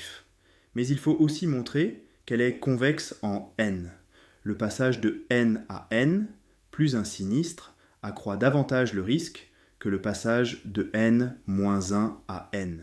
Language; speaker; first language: French; native; French